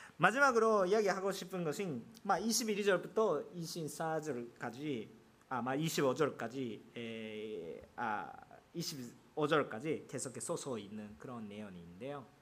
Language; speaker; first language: Korean; non-native, fluent; Japanese